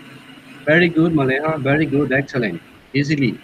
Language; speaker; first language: English; non-native, learner; Spanish